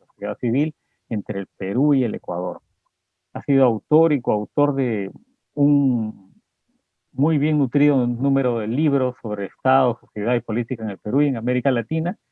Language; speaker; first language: Spanish; native; Spanish